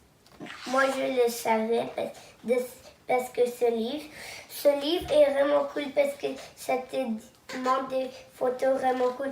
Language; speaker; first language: French; non-native, local second language; English